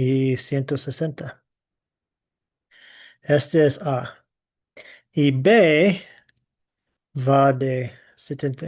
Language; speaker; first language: Spanish; non-native, fluent; English